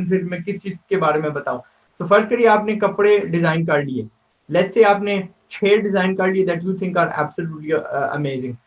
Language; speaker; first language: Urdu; native; Urdu